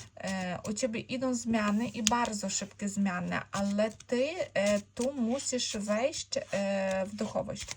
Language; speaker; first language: Polish; non-native, learner; Ukrainian